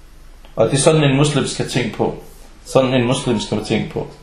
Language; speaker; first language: Danish; early bilingual, other home language; Arabic